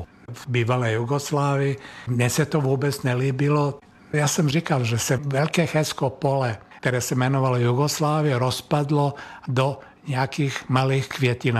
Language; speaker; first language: Czech; non-native, fluent; Serbian